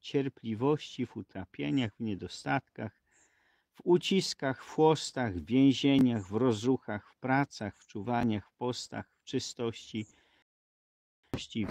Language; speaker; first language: Polish; native; Polish